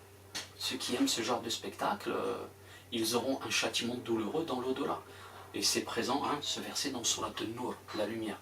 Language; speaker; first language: French; native; French